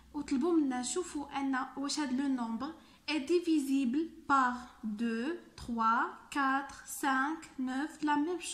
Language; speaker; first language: French; non-native, local second language; Arabic